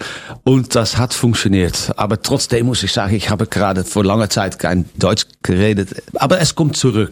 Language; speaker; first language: German; non-native, fluent; Dutch